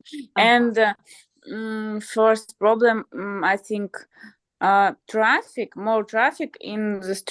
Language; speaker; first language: English; non-native, learner; Russian